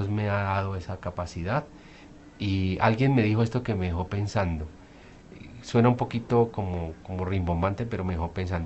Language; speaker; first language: Spanish; native; Spanish